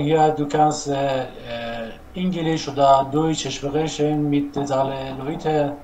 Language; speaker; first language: German; non-native, learner; Persian